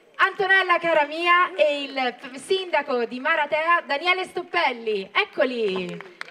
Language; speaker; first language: Italian; native; Italian